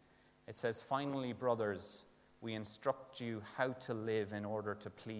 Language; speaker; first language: English; native; English